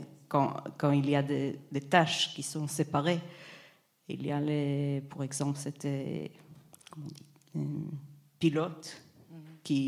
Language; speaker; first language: French; non-native, fluent; Hebrew